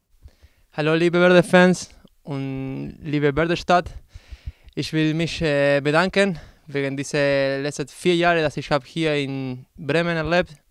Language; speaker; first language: German; non-native, learner; Spanish